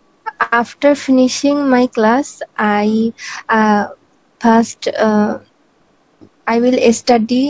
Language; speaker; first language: English; non-native, learner; Bangla